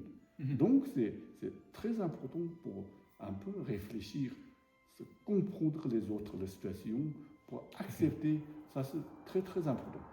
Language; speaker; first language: French; non-native, learner; Tibetan